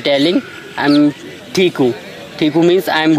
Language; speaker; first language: English; non-native, learner; Hindi